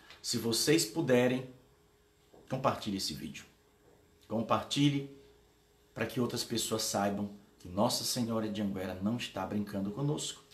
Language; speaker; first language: Portuguese; native; Portuguese